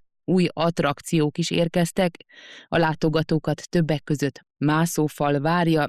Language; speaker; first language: Hungarian; native; Hungarian